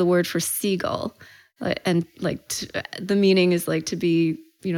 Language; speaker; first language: English; early bilingual, other home language; Chinese